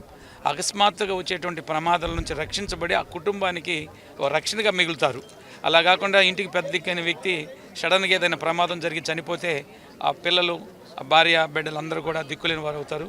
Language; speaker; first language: Telugu; native; Telugu